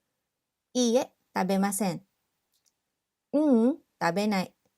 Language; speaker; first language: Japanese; non-native, fluent; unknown